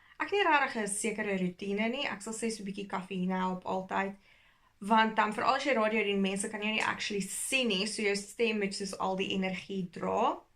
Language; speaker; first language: Afrikaans; early bilingual, heritage; Afrikaans